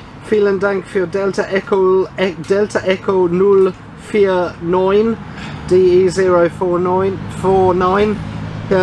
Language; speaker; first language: German; non-native, learner; English